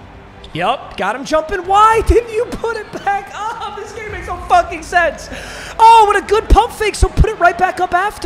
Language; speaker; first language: English; native; English